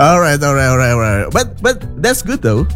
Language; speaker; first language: English; non-native, learner; Indonesian